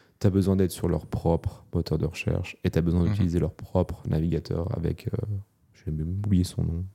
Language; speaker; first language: French; native; French